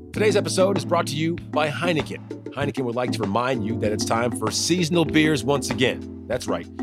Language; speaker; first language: English; native; English